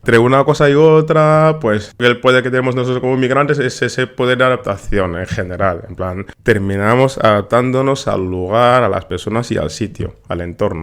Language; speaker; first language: Spanish; non-native, fluent; Wolof